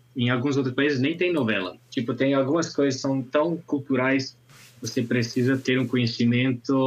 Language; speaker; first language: Portuguese; non-native, fluent; Italian